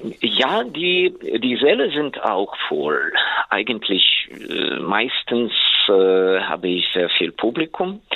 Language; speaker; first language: German; non-native, fluent; Ukrainian